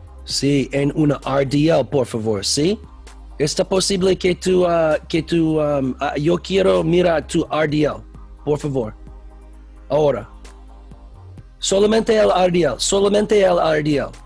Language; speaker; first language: Spanish; non-native, learner; English